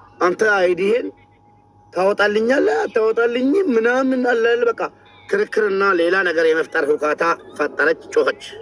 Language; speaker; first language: Amharic; non-native, local second language; Oromo